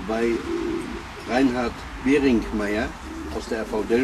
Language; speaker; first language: German; native; German